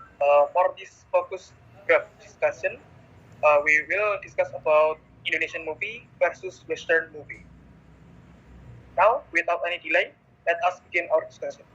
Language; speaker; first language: English; non-native, learner; Indonesian